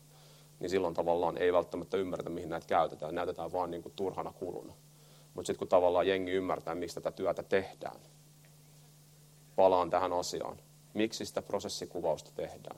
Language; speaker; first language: Finnish; native; Finnish